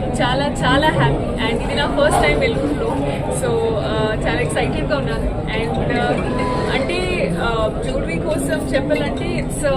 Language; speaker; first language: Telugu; non-native, fluent; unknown